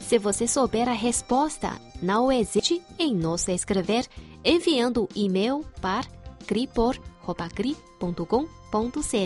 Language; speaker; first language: Portuguese; non-native, fluent; Chinese